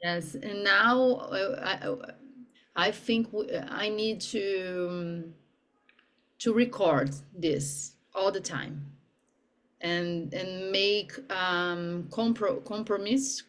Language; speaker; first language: English; non-native, learner; Portuguese